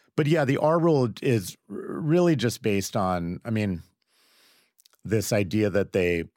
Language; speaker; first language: English; native; English